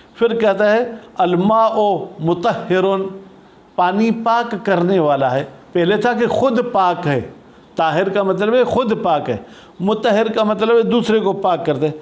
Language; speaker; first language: Urdu; non-native, local second language; Sindhi